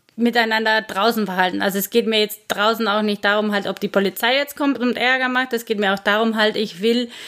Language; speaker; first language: German; non-native, fluent; Spanish